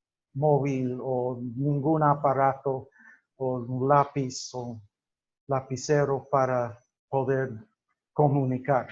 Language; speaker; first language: Spanish; non-native, fluent; English